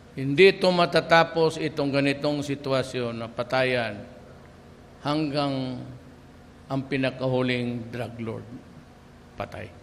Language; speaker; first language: Filipino; non-native, local second language; Cebuano